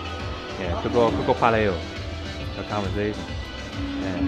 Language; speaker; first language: Korean; non-native, learner; English